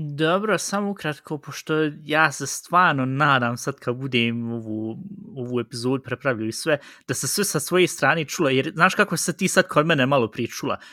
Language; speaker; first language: Bosnian; early bilingual, heritage; Bosnian